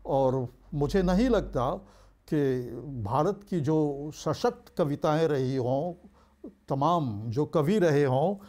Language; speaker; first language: Hindi; early bilingual, heritage; Bhojpuri